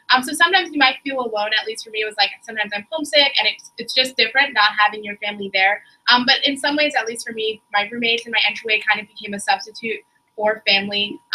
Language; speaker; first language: English; native; English